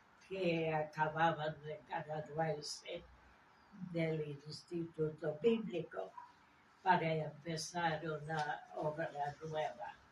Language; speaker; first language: Spanish; non-native, fluent; English